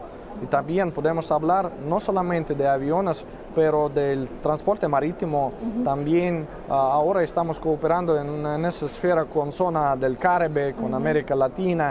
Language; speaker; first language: Spanish; non-native, fluent; Russian